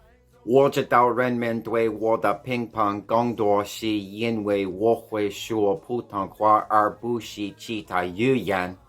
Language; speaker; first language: Chinese; non-native, learner; English